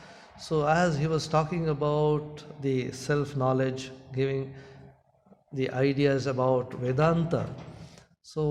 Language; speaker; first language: English; non-native, local second language; Hindi